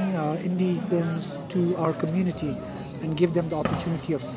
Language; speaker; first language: English; non-native, local second language; Tibetan